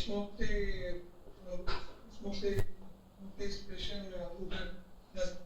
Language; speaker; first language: German; non-native, learner; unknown